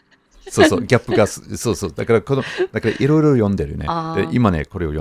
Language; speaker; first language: Japanese; non-native, fluent; English